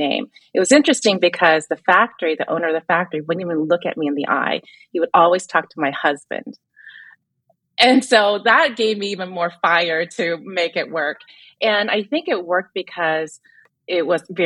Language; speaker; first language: English; native; English